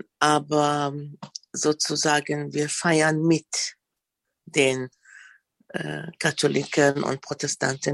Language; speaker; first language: German; non-native, fluent; Arabic